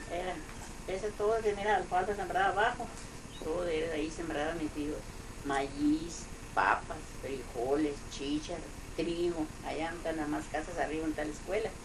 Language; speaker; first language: Spanish; non-native, local second language; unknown